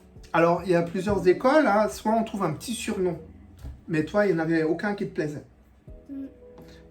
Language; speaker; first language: French; native; French